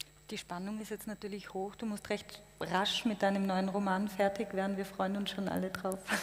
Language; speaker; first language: German; native; German